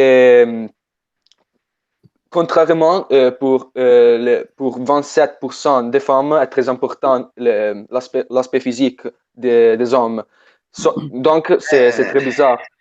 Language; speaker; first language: French; non-native, fluent; Italian